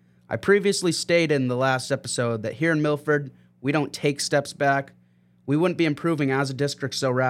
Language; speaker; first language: English; native; English